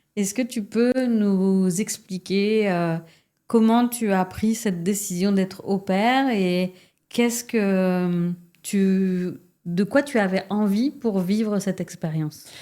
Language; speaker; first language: French; native; French